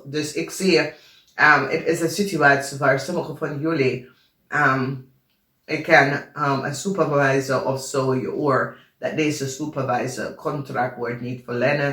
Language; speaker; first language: Dutch; non-native, learner; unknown